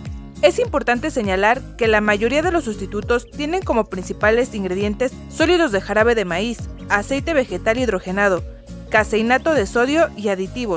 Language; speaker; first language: Spanish; native; Spanish